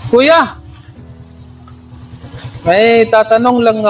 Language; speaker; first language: Filipino; non-native, learner; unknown